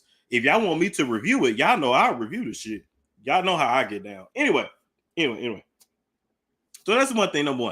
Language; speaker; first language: English; native; English